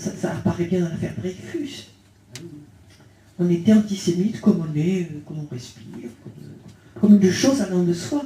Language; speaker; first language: French; early bilingual, other home language; Spanish